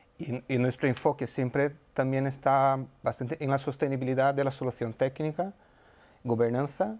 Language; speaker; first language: Spanish; non-native, fluent; Portuguese